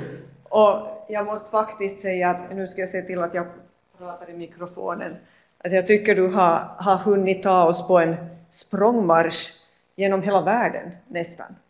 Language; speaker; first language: Swedish; native; Swedish